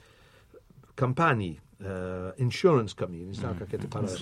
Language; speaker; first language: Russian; non-native, fluent; English